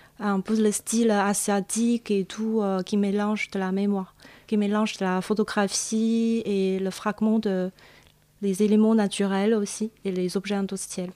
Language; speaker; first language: French; non-native, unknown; Chinese